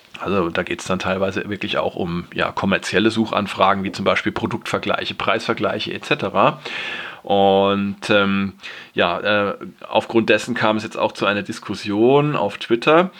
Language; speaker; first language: German; native; German